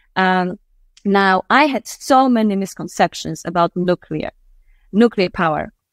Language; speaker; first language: English; non-native, fluent; Polish